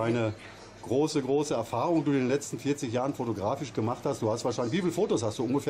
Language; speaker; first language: German; native; German